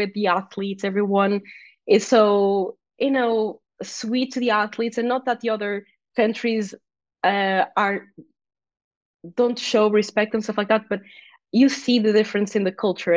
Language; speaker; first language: English; non-native, fluent; Portuguese